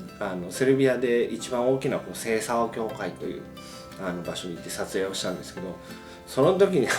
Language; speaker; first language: Japanese; native; Japanese